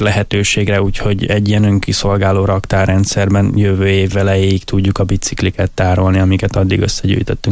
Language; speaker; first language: Hungarian; native; Hungarian